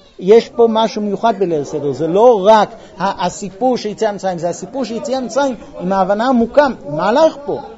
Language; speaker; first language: Hebrew; non-native, fluent; English